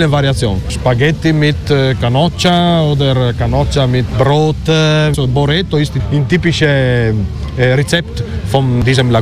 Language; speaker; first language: German; non-native, learner; Italian